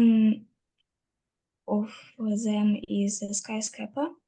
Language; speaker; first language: English; non-native, learner; Russian